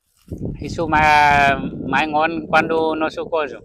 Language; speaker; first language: Portuguese; non-native, learner; Vietnamese